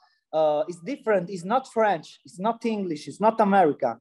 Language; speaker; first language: English; non-native, learner; Italian